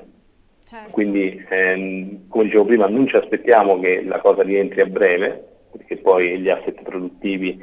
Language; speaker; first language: Italian; native; Italian